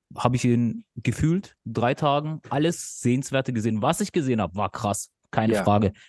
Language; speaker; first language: German; early bilingual, other home language; Turkish